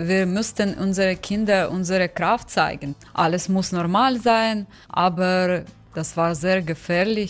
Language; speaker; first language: German; non-native, learner; Ukrainian